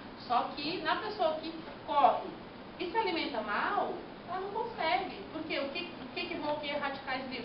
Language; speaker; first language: Portuguese; native; Portuguese